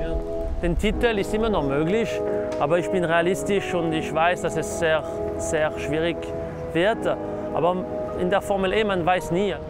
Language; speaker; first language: German; non-native, local second language; French